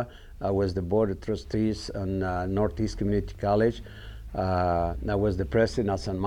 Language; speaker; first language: English; non-native, learner; Spanish